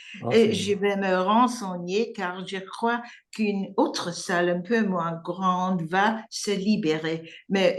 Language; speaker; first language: French; non-native, learner; English